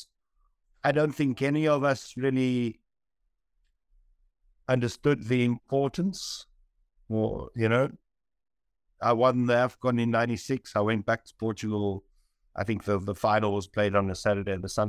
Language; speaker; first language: English; native; English